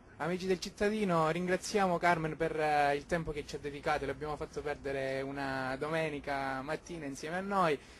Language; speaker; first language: Italian; native; Italian